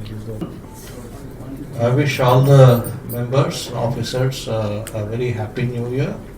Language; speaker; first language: English; non-native, local second language; Telugu